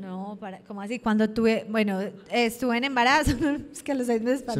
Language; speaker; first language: Spanish; native; Spanish